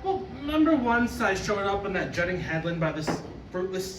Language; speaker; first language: English; native; English